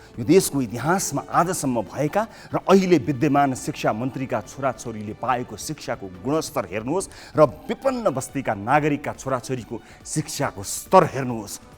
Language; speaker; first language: Nepali; native; Nepali